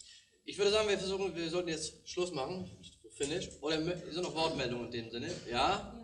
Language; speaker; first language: German; native; German